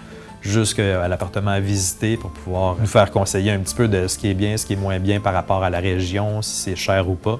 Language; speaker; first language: French; native; French